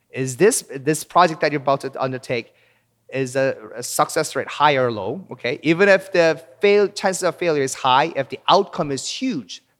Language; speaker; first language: English; early bilingual, other home language; Korean